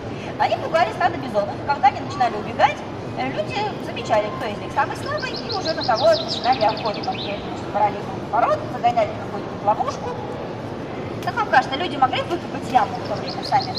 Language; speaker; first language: Russian; native; Russian